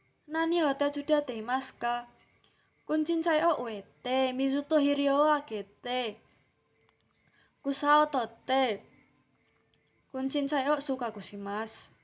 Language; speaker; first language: Japanese; non-native, learner; Indonesian